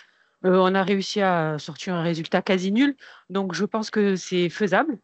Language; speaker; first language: French; native; French